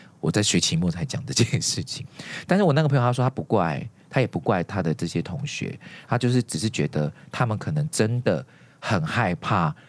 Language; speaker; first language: Chinese; native; Chinese